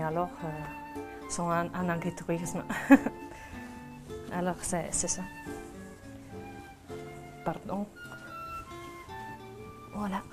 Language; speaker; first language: French; non-native, learner; Slovak